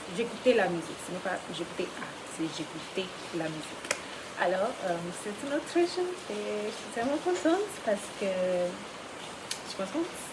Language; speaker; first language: French; non-native, fluent; Yoruba